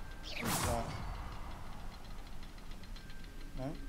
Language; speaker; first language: German; native; German